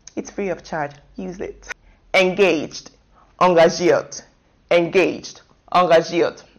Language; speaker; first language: German; non-native, fluent; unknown